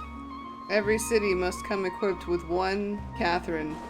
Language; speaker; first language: English; native; English